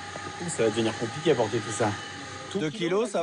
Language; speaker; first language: French; native; French